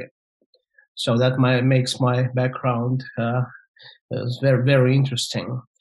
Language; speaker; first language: English; non-native, fluent; Russian